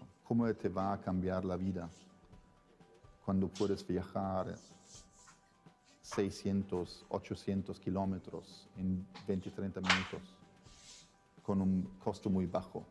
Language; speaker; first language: Spanish; non-native, fluent; Italian